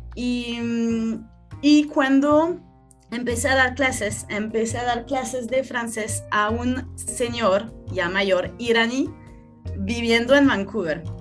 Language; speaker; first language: Spanish; non-native, fluent; French